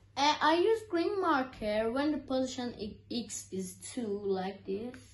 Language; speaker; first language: English; non-native, learner; Persian